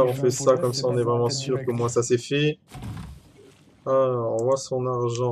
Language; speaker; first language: French; native; French